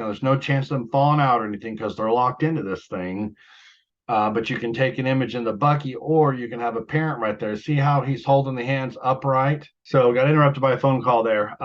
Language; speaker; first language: English; native; English